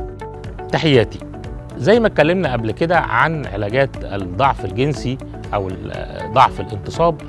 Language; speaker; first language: Arabic; native; Arabic